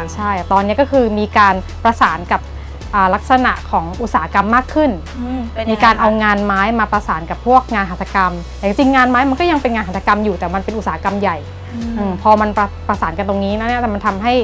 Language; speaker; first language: Thai; native; Thai